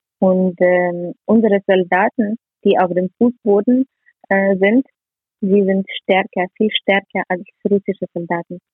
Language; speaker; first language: German; non-native, learner; Ukrainian